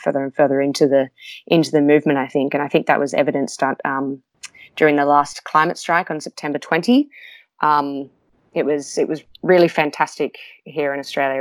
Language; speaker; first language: English; native; English